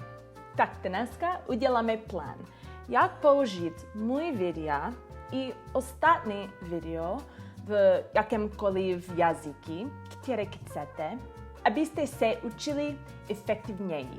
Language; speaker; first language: Czech; non-native, learner; English